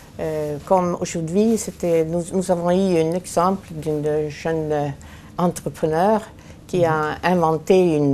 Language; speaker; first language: French; non-native, fluent; Swedish